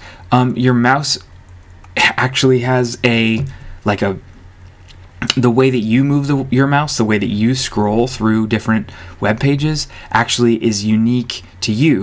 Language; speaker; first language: English; native; English